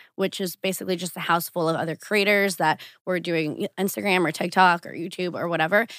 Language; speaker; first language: English; early bilingual, other home language; Portuguese